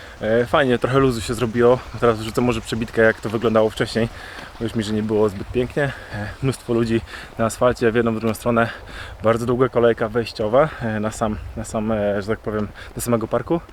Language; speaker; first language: Polish; native; Polish